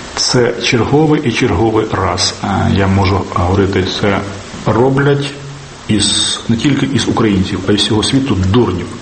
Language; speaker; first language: Ukrainian; native; Ukrainian